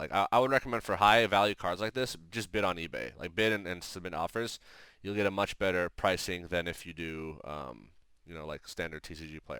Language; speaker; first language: English; native; English